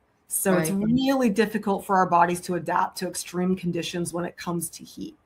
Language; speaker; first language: English; native; English